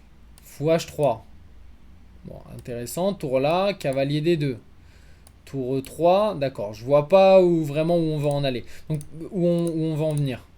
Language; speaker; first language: French; native; French